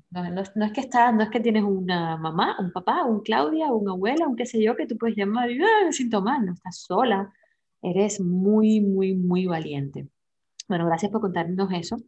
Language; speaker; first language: Spanish; native; Spanish